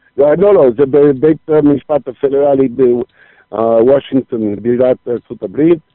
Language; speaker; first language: Hebrew; non-native, fluent; English